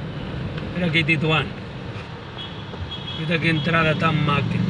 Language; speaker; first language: Catalan; non-native, learner; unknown